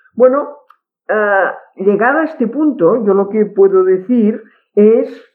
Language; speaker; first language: Spanish; non-native, local second language; Catalan